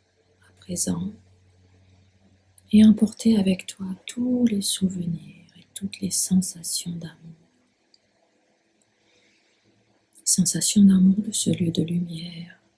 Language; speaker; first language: French; native; French